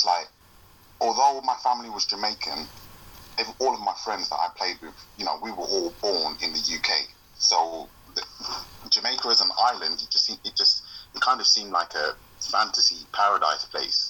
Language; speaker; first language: English; native; English